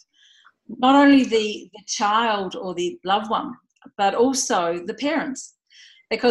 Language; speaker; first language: English; native; English